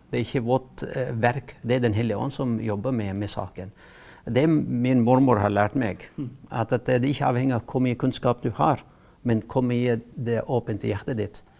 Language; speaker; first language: Norwegian; non-native, fluent; Arabic